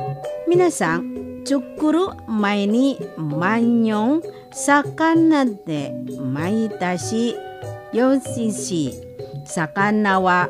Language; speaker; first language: Japanese; non-native, fluent; Indonesian